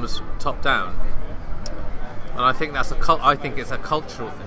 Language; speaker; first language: English; native; English